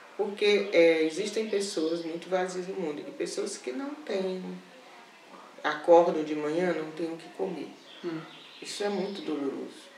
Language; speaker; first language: Portuguese; native; Portuguese